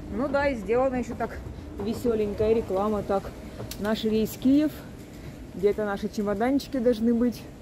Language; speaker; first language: Russian; native; Russian